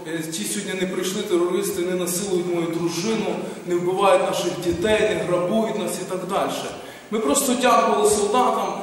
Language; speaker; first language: Ukrainian; native; Ukrainian